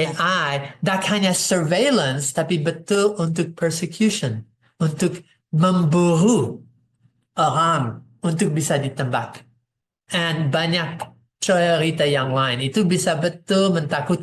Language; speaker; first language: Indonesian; non-native, fluent; English